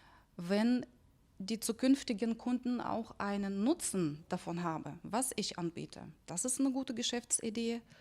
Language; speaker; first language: German; non-native, fluent; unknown